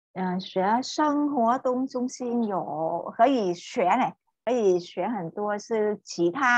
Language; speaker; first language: Chinese; non-native, fluent; Vietnamese